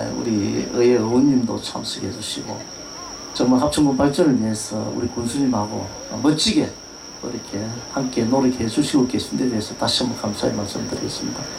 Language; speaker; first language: Korean; native; Korean